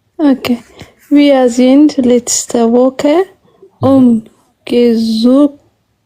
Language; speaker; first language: German; non-native, learner; Amharic